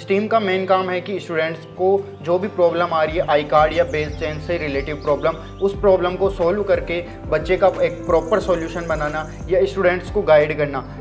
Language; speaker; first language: Hindi; native; Hindi